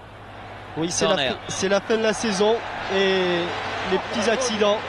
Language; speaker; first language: French; native; French